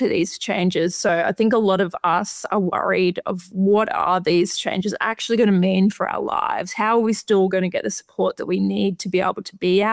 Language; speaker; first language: English; native; English